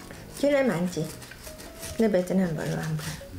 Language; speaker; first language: Korean; non-native, learner; Vietnamese